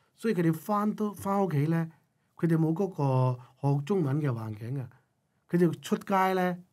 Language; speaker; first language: Cantonese; non-native, local second language; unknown